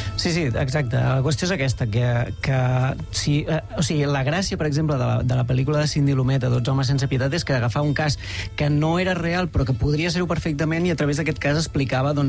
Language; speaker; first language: Catalan; native; Catalan